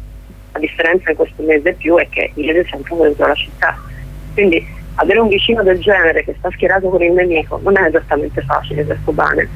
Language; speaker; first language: Italian; native; Italian